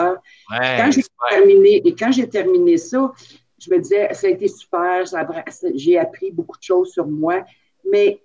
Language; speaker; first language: French; native; French